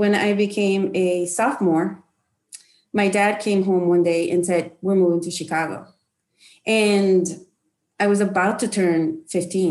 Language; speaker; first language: English; non-native, fluent; Spanish